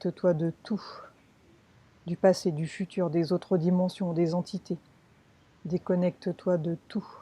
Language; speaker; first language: French; native; French